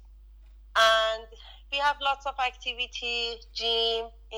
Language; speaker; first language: English; non-native, learner; Persian